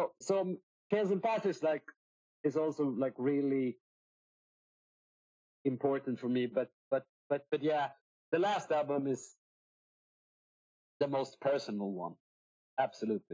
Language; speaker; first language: English; non-native, fluent; Swedish